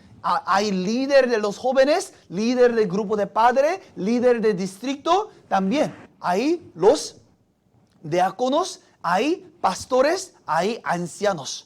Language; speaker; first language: Spanish; non-native, fluent; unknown